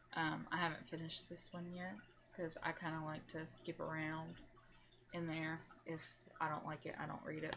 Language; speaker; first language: English; native; English